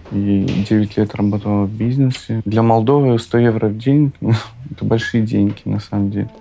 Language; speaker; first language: Russian; non-native, local second language; Romany